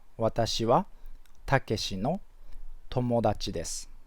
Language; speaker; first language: Japanese; non-native, fluent; English